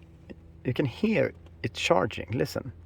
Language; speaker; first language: English; non-native, fluent; Swedish